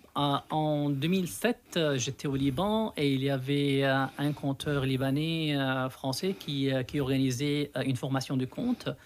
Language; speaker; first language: French; non-native, local second language; Arabic